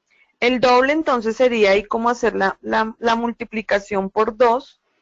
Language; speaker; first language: Spanish; native; Spanish